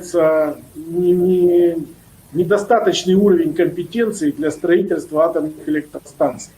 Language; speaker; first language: Russian; native; Russian